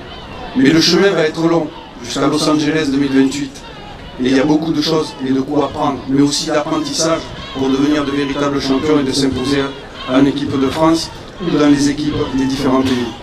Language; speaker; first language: French; native; French